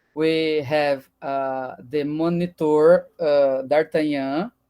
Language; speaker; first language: English; non-native, learner; Portuguese